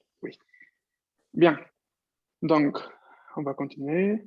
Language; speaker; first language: French; non-native, fluent; Spanish